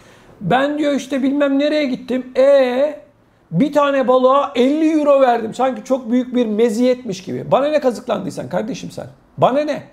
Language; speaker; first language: Turkish; native; Turkish